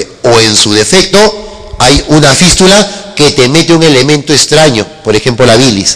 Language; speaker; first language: Spanish; native; Spanish